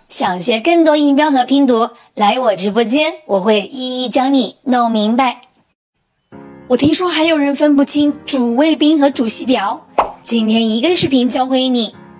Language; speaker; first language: Chinese; native; Chinese